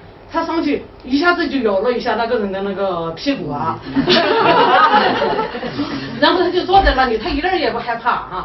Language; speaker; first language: Chinese; native; Chinese